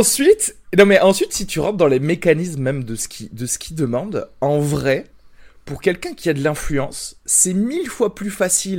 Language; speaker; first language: French; native; French